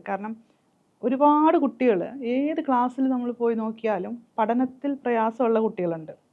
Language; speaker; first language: Malayalam; native; Malayalam